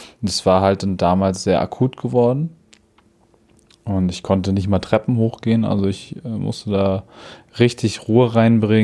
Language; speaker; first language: German; native; German